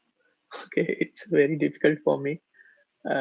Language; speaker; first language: English; non-native, learner; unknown